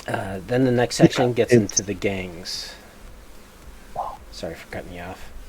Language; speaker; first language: English; native; English